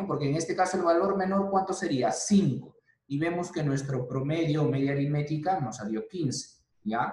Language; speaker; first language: Spanish; native; Spanish